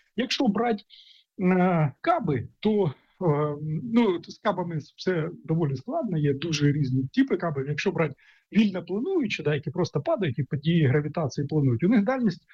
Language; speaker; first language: Ukrainian; native; Ukrainian